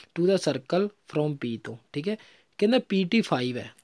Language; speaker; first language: Hindi; non-native, local second language; Punjabi